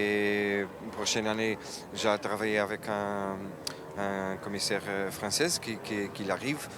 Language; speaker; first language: French; non-native, fluent; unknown